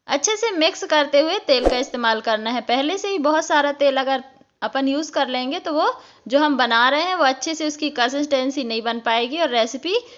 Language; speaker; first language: Hindi; native; Hindi